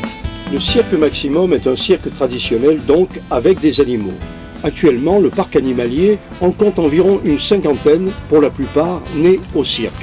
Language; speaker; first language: French; native; French